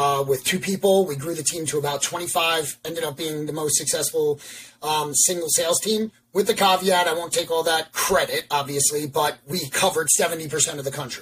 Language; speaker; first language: English; native; English